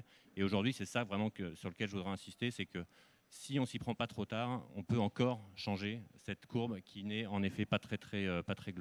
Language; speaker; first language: French; native; French